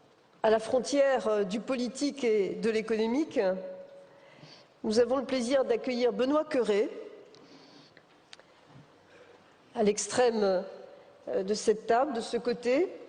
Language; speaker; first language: French; native; French